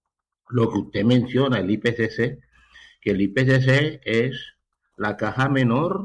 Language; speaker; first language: Spanish; native; Spanish